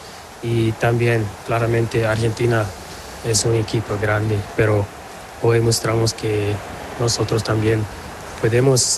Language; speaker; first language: Spanish; non-native, fluent; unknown